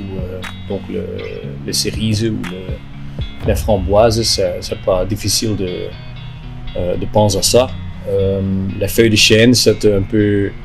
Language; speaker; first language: French; non-native, local second language; Dutch